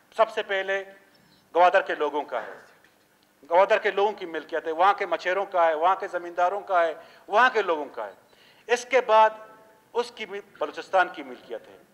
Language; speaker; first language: Urdu; non-native, local second language; Baluchi